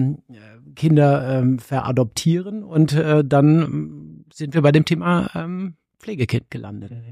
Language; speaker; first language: German; native; German